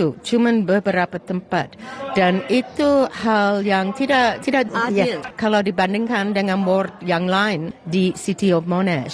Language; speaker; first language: Indonesian; non-native, fluent; English